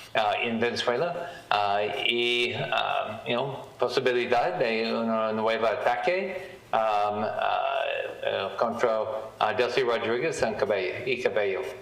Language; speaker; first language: Spanish; non-native, learner; English